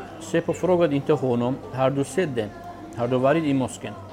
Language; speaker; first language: Swedish; non-native, learner; Arabic